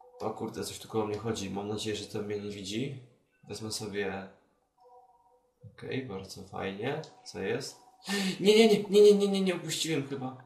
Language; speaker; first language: Polish; native; Polish